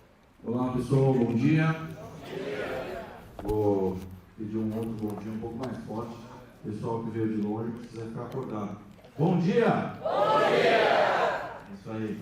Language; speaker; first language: Portuguese; native; Portuguese